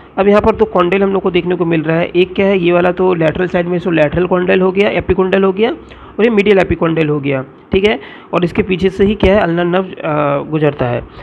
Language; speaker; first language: Hindi; non-native, local second language; Bangla